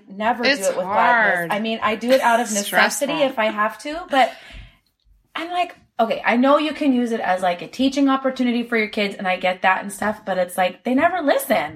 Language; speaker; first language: English; early bilingual, other home language; Norwegian